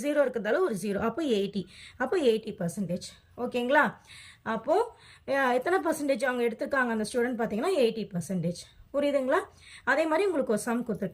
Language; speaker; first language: Tamil; native; Tamil